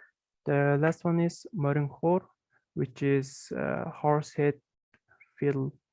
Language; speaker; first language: English; non-native, fluent; Mongolian